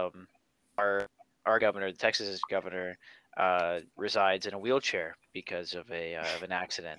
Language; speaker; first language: English; native; English